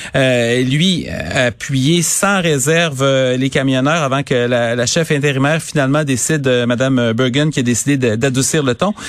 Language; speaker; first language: French; native; French